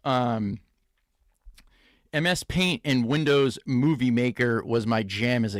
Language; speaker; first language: English; native; English